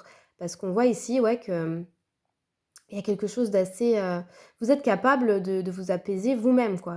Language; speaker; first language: French; native; French